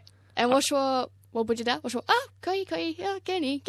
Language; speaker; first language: Chinese; non-native, learner; English